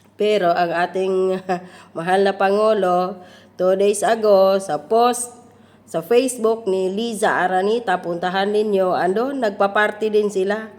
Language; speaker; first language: Filipino; non-native, local second language; Cebuano